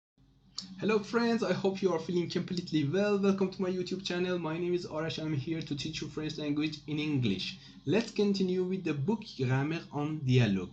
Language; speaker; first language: English; non-native, fluent; Persian